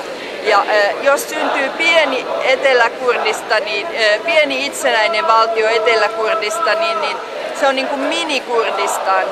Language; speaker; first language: Finnish; native; Finnish